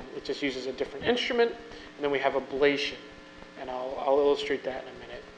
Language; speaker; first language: English; native; English